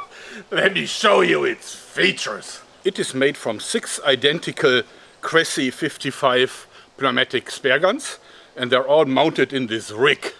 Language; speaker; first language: English; non-native, fluent; German